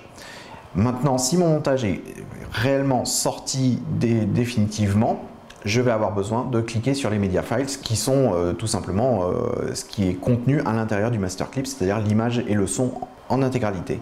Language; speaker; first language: French; native; French